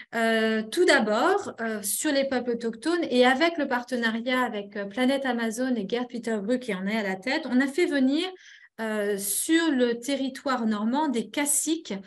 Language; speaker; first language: French; native; French